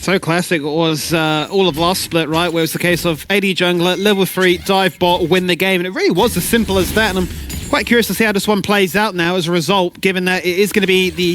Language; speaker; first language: English; native; English